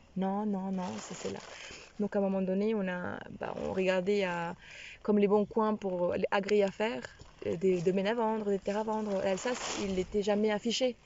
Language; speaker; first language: French; non-native, fluent; Spanish